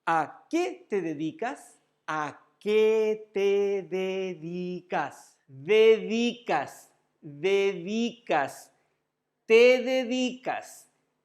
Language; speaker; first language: Spanish; non-native, learner; Urdu